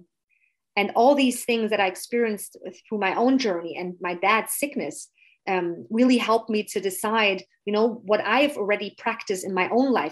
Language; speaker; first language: English; non-native, fluent; German